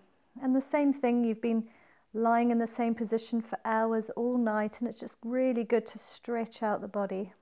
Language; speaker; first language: English; native; English